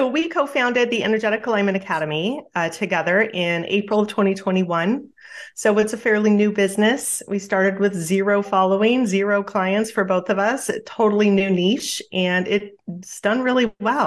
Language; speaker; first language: English; native; English